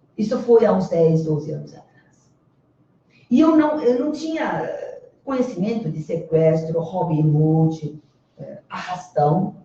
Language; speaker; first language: Portuguese; early bilingual, other home language; Korean